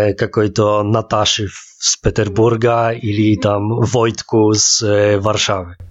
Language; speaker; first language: Polish; non-native, learner; Russian